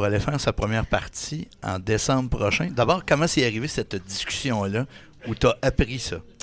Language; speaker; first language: French; native; French